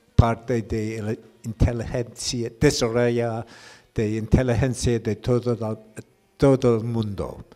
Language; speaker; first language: Spanish; non-native, learner; English